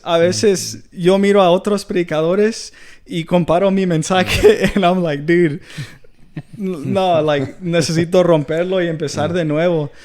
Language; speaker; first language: Spanish; early bilingual, heritage; Spanish